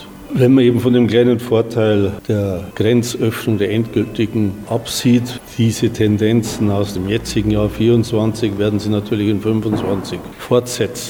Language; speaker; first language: German; native; German